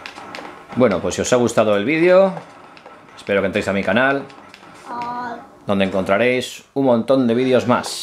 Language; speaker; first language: Spanish; native; Spanish